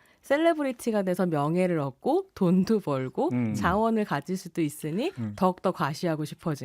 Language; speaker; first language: Korean; native; Korean